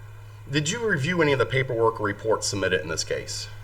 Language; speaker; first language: English; native; English